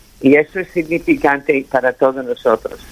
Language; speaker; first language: Spanish; early bilingual, heritage; Spanish